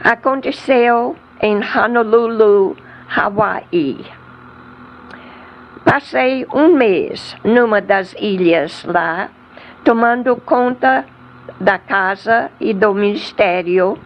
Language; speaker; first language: Portuguese; non-native, fluent; English